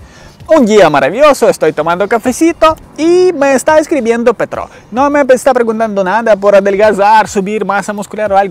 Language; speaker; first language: Spanish; non-native, learner; Ukrainian